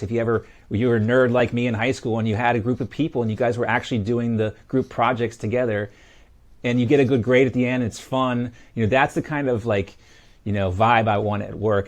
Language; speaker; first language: English; native; English